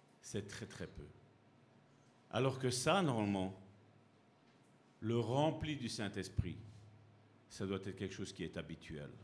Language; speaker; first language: French; native; French